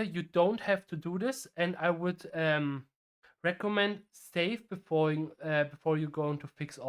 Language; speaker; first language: English; non-native, fluent; German